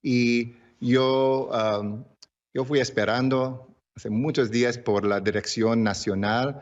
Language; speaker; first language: Spanish; early bilingual, heritage; English